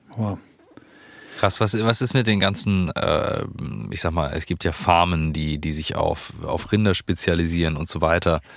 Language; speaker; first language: German; native; German